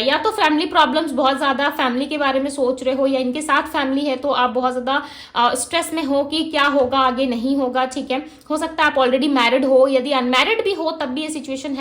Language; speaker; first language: Hindi; native; Hindi